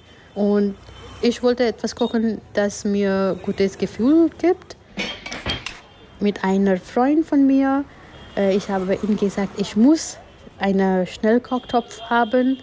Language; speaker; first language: German; non-native, learner; Gujarati